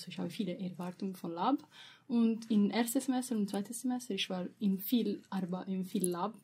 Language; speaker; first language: German; non-native, learner; Italian